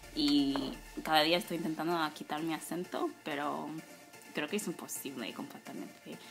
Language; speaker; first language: Spanish; non-native, fluent; English